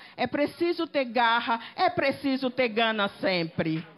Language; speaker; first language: Portuguese; native; Portuguese